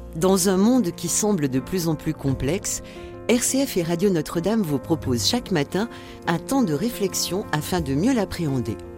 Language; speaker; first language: French; native; French